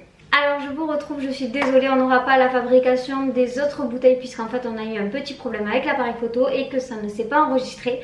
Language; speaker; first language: French; native; French